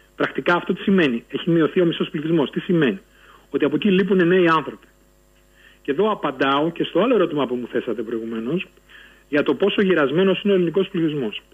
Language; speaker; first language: Greek; native; Greek